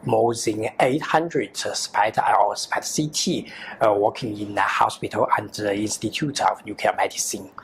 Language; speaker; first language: English; non-native, learner; Chinese